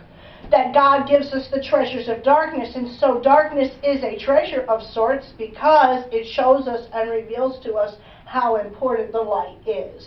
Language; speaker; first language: English; native; English